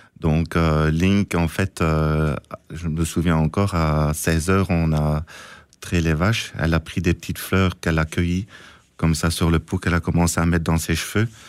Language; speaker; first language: French; native; French